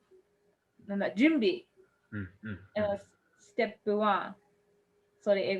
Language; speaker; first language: Japanese; non-native, fluent; English